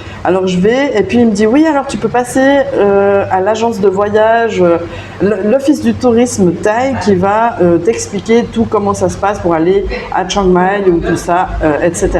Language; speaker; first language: French; native; French